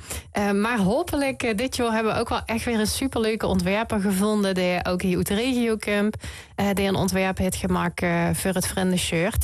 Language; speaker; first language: Dutch; native; Dutch